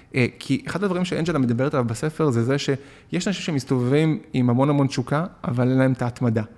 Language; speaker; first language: Hebrew; native; Hebrew